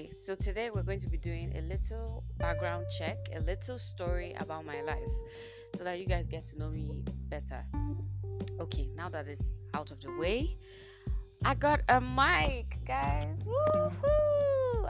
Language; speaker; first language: English; non-native, local second language; Igbo